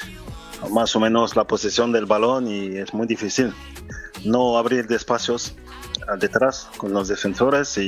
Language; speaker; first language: Spanish; non-native, fluent; French